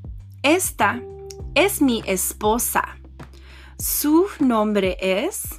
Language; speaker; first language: Spanish; non-native, learner; English